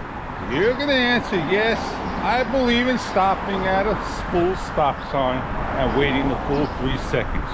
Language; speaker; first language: English; native; English